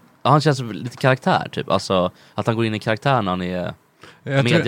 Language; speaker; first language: Swedish; native; Swedish